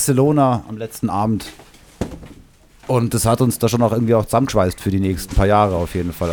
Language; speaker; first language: German; native; German